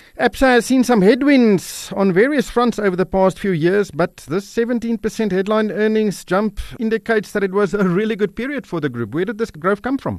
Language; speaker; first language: English; non-native, local second language; Afrikaans